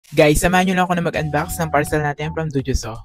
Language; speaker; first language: Filipino; native; Filipino